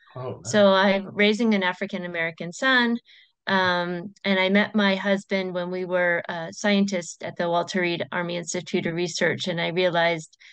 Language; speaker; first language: English; native; English